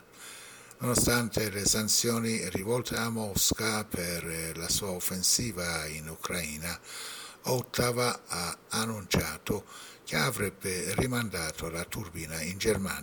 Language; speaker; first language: Italian; non-native, fluent; Persian